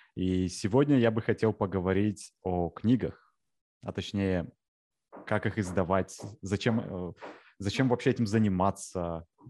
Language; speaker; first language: Russian; native; Russian